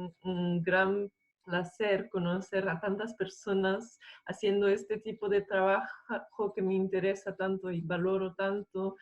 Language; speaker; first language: Spanish; non-native, fluent; English